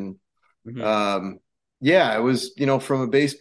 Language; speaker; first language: English; native; English